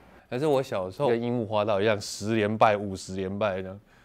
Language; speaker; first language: Chinese; native; Chinese